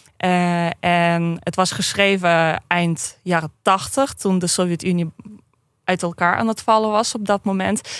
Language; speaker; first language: Dutch; non-native, fluent; Russian